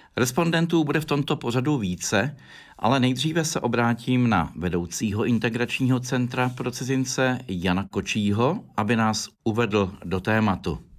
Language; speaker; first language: Czech; native; Czech